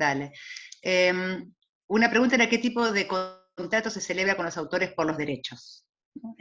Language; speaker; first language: Spanish; native; Spanish